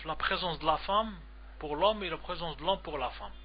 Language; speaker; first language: French; non-native, local second language; Arabic